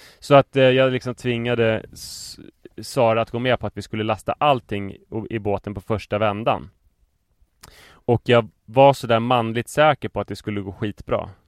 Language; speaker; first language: Swedish; native; Swedish